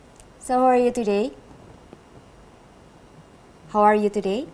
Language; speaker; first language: English; non-native, fluent; Indonesian